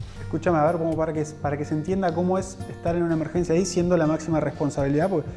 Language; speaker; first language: Spanish; native; Spanish